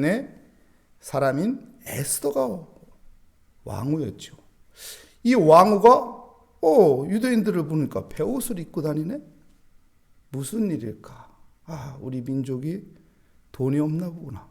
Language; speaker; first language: Korean; native; Korean